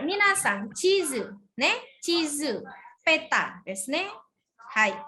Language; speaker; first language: Japanese; non-native, fluent; Indonesian